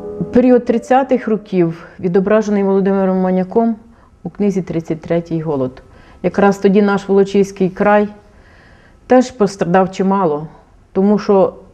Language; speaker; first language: Ukrainian; native; Ukrainian